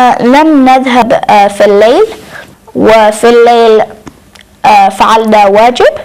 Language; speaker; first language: Arabic; non-native, learner; English